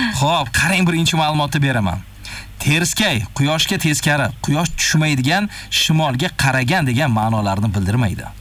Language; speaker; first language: Uzbek; native; Uzbek